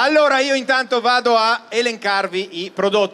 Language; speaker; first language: Italian; native; Italian